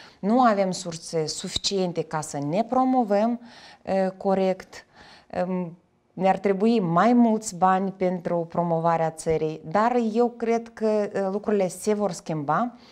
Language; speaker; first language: Romanian; native; Romanian